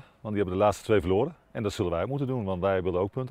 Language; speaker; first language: Dutch; native; Dutch